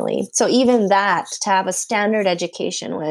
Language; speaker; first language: English; non-native, fluent; Punjabi